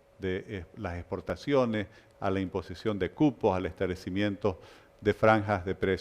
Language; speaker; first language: Spanish; native; Spanish